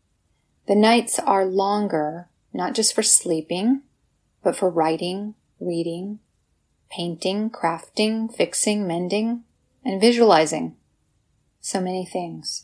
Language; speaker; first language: English; native; English